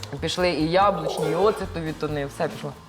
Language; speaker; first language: Ukrainian; native; Ukrainian